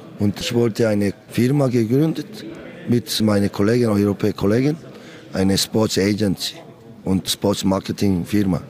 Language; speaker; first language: German; non-native, learner; Korean